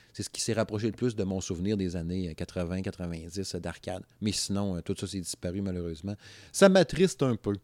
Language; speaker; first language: French; native; French